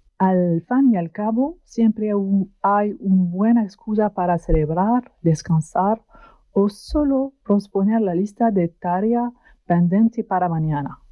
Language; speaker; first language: Spanish; non-native, fluent; French